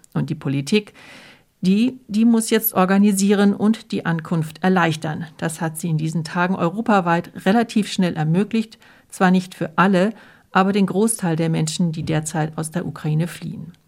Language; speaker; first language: German; native; German